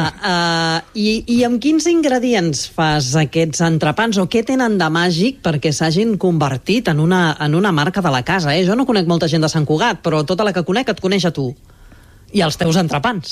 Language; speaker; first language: Catalan; native; Catalan